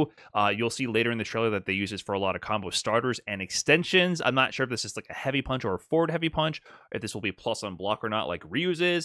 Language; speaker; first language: English; native; English